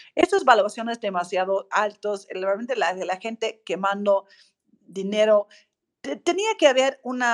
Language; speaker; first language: Spanish; non-native, fluent; English